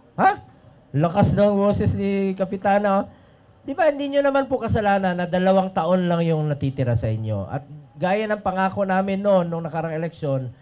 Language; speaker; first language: Filipino; non-native, local second language; Cebuano